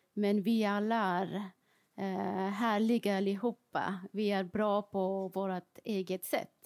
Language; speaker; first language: Swedish; non-native, fluent; Persian